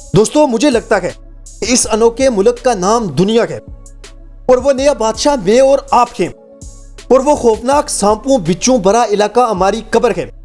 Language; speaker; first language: Urdu; native; Urdu